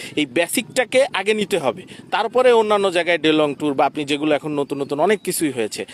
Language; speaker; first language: Bangla; native; Bangla